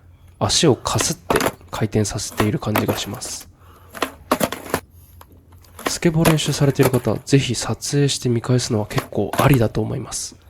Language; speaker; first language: Japanese; native; Japanese